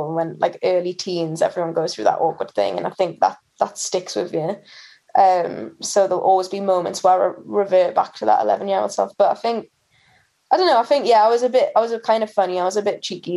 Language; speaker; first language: English; native; English